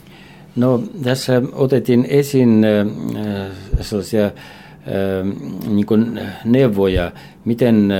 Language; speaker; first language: Finnish; non-native, fluent; Russian